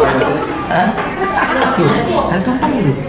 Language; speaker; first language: Indonesian; native; Indonesian